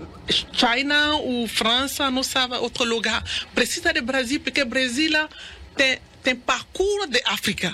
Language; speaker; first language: Portuguese; non-native, learner; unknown